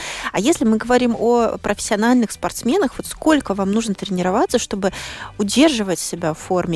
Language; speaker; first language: Russian; native; Russian